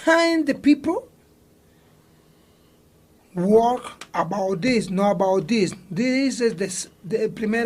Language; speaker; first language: English; non-native, learner; Spanish